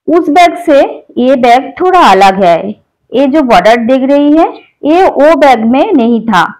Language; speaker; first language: Hindi; non-native, local second language; Bangla